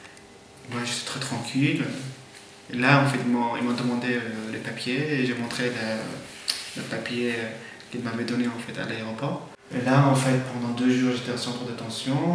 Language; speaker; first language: French; non-native, fluent; Persian